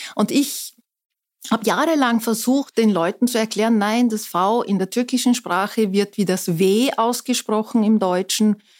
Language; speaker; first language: German; non-native, fluent; Turkish